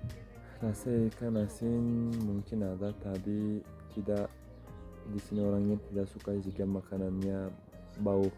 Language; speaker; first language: Indonesian; non-native, learner; Turkish